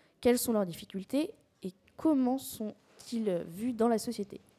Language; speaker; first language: French; native; French